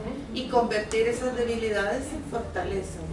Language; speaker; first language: Spanish; native; Spanish